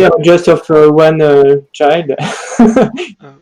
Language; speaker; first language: English; non-native, learner; French